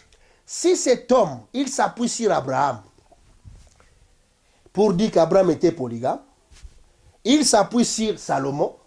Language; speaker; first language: French; non-native, local second language; Lingala